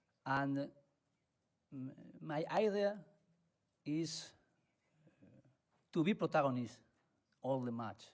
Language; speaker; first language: English; non-native, learner; Spanish